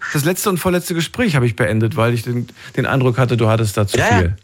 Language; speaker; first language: German; native; German